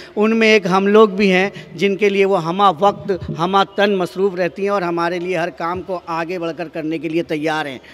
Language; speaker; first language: Hindi; native; Hindi